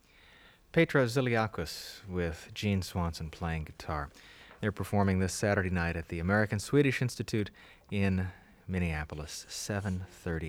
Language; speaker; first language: English; native; English